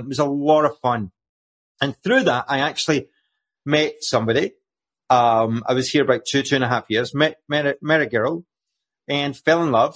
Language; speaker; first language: English; native; English